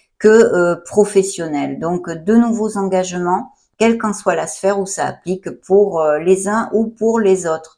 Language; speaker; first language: French; native; French